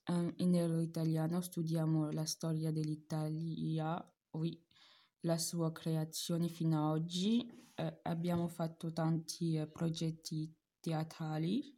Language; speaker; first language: Italian; early bilingual, heritage; Italian